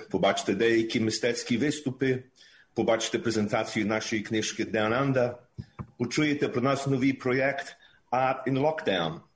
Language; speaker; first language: Ukrainian; early bilingual, heritage; Ukrainian